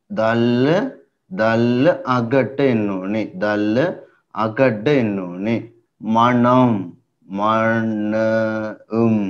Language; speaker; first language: Sinhala; native; Sinhala